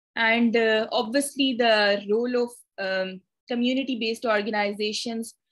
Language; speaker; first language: English; non-native, local second language; Urdu